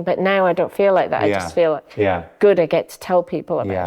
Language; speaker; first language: English; native; English